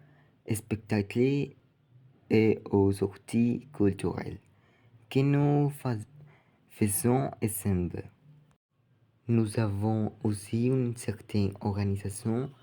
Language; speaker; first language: French; non-native, learner; Spanish